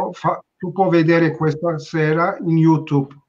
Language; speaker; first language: Italian; non-native, learner; Turkish